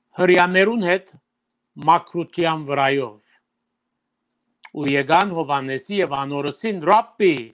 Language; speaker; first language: Armenian; early bilingual, heritage; Armenian